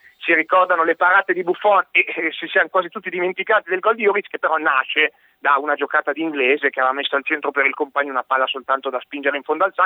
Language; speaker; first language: Italian; native; Italian